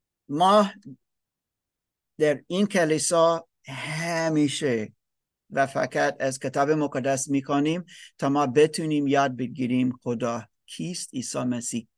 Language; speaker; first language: Persian; non-native, fluent; English